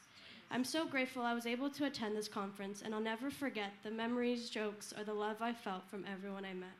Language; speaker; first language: English; early bilingual, other home language; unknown